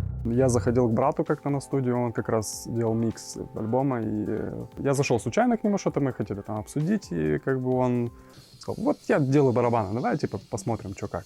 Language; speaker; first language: Russian; native; Russian